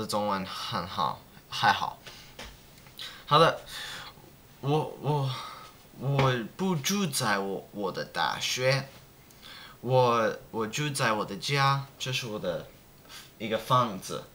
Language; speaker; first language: Chinese; non-native, learner; English